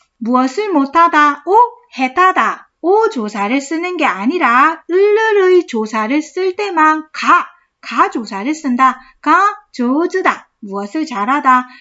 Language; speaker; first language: Korean; native; Korean